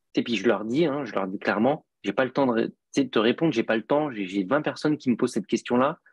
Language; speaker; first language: French; native; French